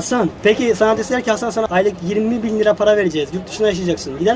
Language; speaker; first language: Turkish; native; Turkish